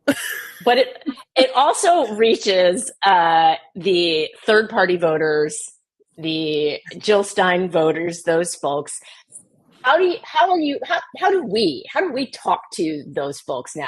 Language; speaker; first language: English; native; English